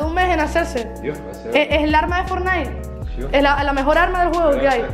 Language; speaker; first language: Spanish; native; Spanish